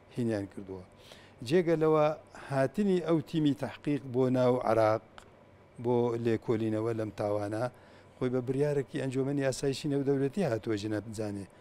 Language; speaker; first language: Central Kurdish; non-native, local second language; Kurdish